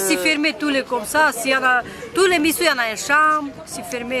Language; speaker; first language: French; non-native, learner; Romanian